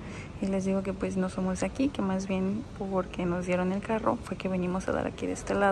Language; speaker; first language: Spanish; native; Spanish